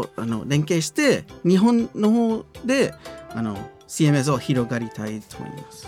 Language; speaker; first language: Japanese; non-native, learner; English